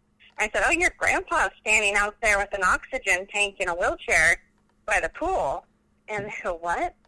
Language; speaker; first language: English; native; English